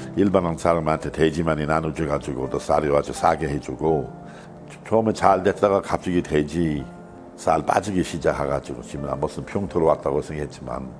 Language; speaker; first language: Korean; non-native, fluent; English